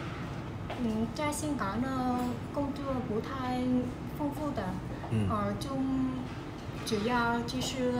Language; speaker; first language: Chinese; non-native, learner; Vietnamese